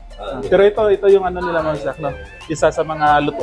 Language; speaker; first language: Filipino; non-native, local second language; Cebuano